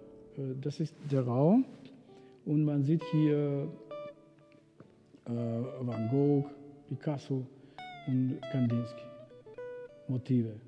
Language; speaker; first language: German; non-native, fluent; Romany